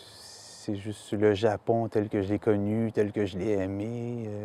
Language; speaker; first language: French; native; French